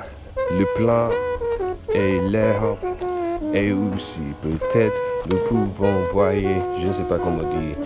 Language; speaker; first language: French; non-native, learner; English